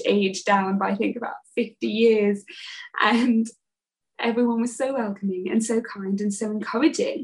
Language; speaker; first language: English; native; English